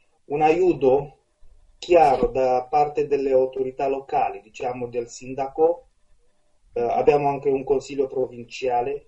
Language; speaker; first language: Italian; non-native, fluent; Romanian